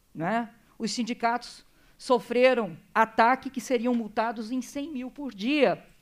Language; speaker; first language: Portuguese; native; Portuguese